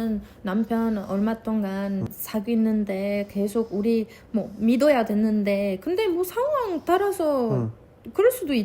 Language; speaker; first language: Korean; non-native, fluent; Arabic